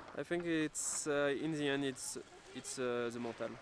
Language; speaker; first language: English; non-native, learner; French